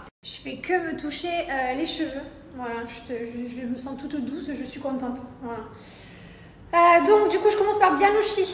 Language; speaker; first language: French; native; French